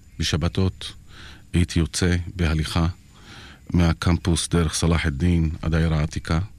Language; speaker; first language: Hebrew; non-native, local second language; Arabic